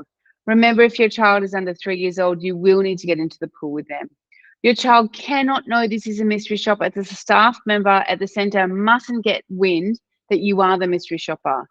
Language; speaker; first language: English; native; English